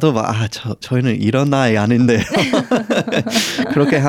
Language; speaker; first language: Korean; non-native, fluent; English